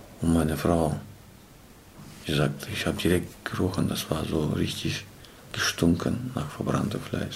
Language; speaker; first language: German; non-native, learner; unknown